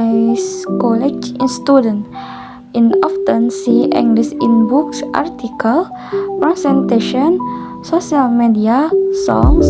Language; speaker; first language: English; non-native, learner; Indonesian